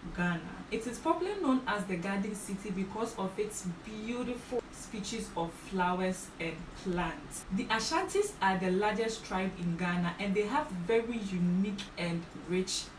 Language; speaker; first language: English; non-native, local second language; Akan